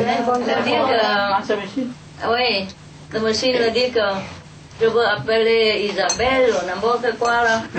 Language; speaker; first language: French; non-native, learner; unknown